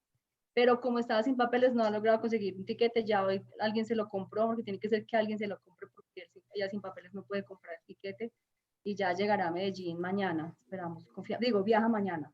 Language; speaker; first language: Spanish; native; Spanish